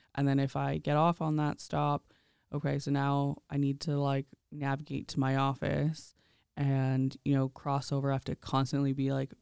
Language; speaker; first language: English; native; English